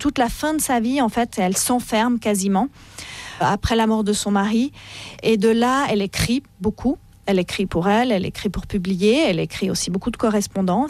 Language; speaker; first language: French; native; French